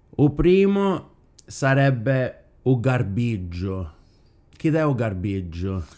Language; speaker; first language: Italian; early bilingual, heritage; Italian